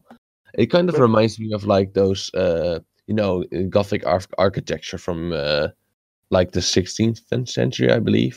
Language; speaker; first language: English; non-native, fluent; Dutch